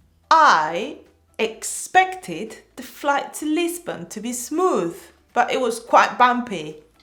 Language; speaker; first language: English; non-native, fluent; Spanish